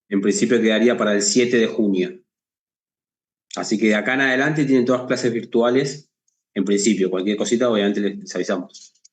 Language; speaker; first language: Spanish; native; Spanish